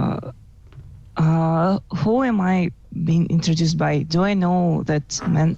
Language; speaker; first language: English; non-native, fluent; Russian